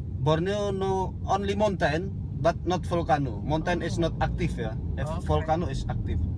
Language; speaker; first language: English; non-native, learner; Balinese